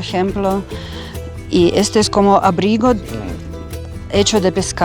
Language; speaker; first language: Spanish; non-native, learner; Russian